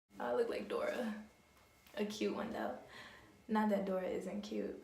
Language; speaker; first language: English; native; English